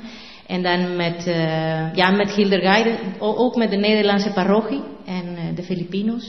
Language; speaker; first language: Dutch; non-native, learner; Spanish